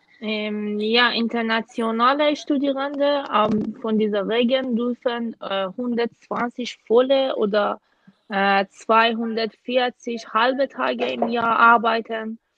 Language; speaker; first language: German; non-native, fluent; Persian